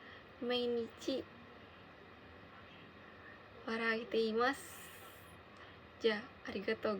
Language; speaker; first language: Japanese; non-native, learner; Indonesian